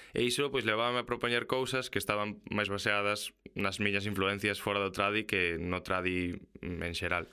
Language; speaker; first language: Galician; non-native, local second language; Spanish